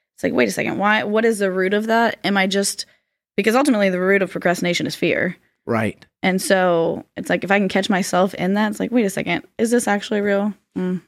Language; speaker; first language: English; native; English